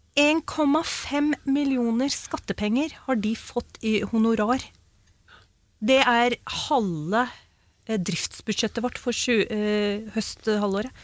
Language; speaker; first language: Norwegian; early bilingual, other home language; Urdu